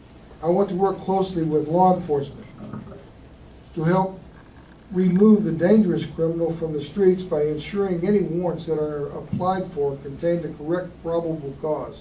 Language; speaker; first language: English; native; English